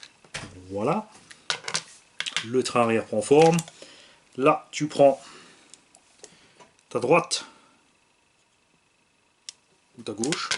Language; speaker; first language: French; native; French